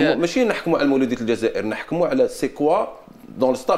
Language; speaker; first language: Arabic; native; Arabic